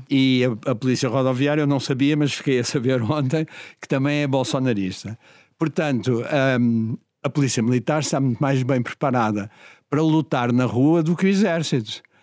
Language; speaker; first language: Portuguese; native; Portuguese